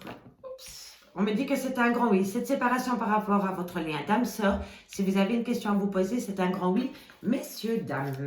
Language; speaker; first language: French; native; French